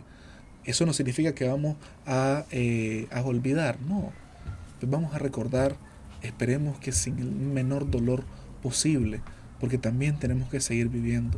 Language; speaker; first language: Spanish; native; Spanish